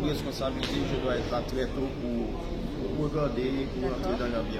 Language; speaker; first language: French; non-native, learner; Haitian Creole